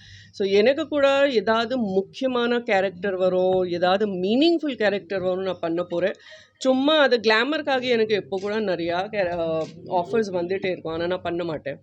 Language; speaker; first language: Tamil; non-native, fluent; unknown